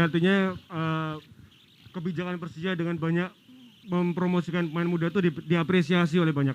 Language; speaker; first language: Indonesian; native; Indonesian